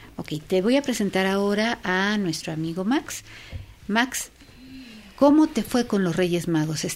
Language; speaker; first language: Spanish; native; Spanish